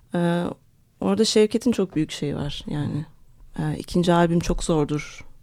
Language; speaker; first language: Turkish; early bilingual, heritage; Turkish